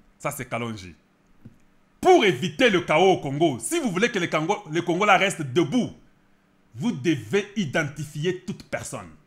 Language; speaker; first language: French; non-native, local second language; Lingala